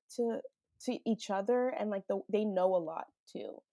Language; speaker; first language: English; native; English